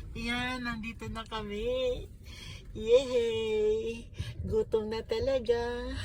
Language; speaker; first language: Filipino; native; Filipino